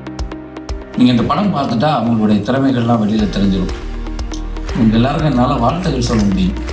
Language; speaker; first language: Tamil; native; Tamil